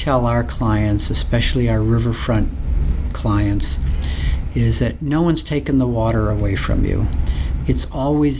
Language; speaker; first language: English; native; English